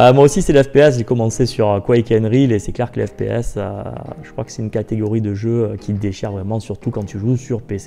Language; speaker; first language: French; native; French